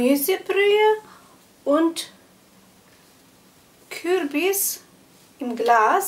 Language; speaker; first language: German; non-native, fluent; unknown